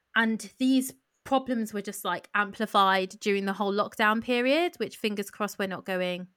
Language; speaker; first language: English; early bilingual, other home language; Yoruba